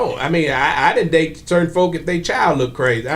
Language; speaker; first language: English; native; English